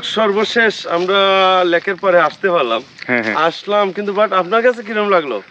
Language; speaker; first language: Bangla; non-native, local second language; Sylheti